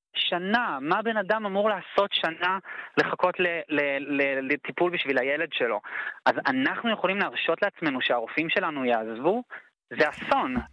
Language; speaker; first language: Hebrew; early bilingual, heritage; Hebrew